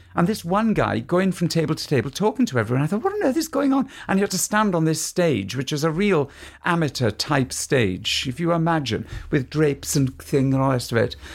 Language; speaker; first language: English; native; English